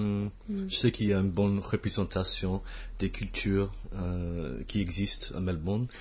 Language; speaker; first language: French; non-native, fluent; English